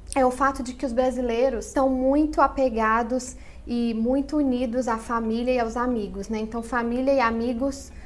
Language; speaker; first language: Portuguese; native; Portuguese